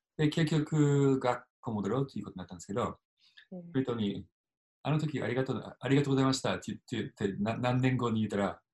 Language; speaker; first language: Japanese; non-native, fluent; English